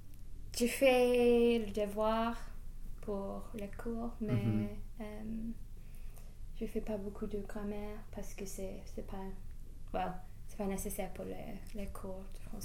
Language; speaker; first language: French; non-native, learner; English